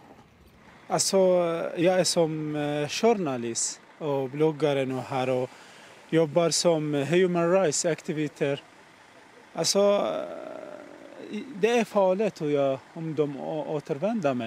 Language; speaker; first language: Swedish; non-native, learner; Persian